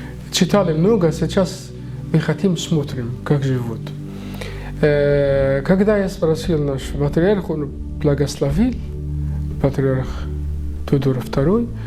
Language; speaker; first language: Russian; non-native, learner; Arabic